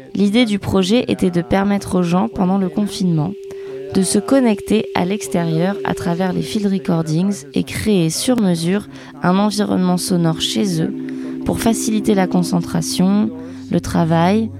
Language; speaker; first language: French; non-native, fluent; Spanish